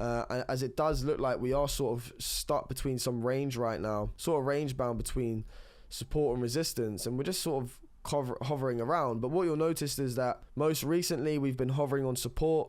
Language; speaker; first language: English; native; English